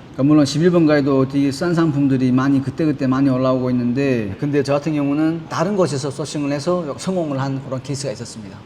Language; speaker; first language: Korean; native; Korean